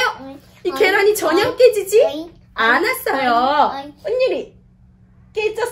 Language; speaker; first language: Korean; native; Korean